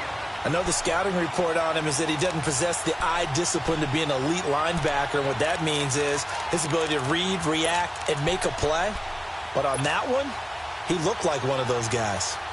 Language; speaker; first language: English; native; English